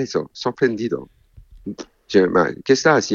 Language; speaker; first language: Spanish; non-native, learner; French